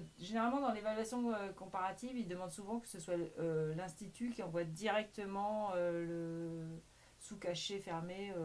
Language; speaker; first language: French; native; French